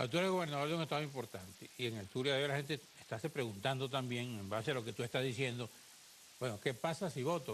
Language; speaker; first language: Spanish; native; Spanish